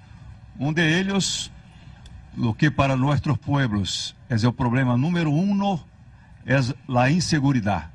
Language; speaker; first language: Spanish; non-native, fluent; Portuguese